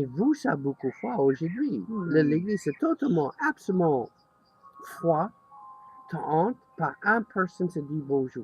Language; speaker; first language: French; non-native, learner; English